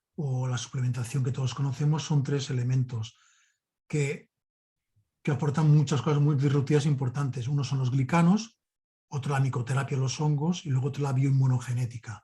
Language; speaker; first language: Spanish; native; Spanish